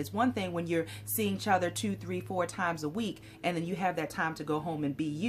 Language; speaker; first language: English; native; English